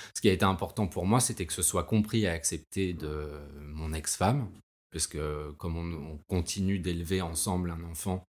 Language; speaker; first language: French; native; French